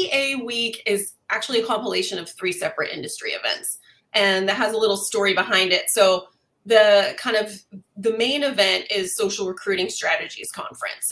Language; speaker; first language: English; native; English